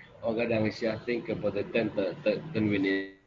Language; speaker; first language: English; non-native, learner; Indonesian